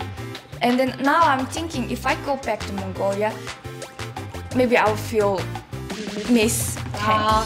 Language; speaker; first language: English; non-native, learner; Mongolian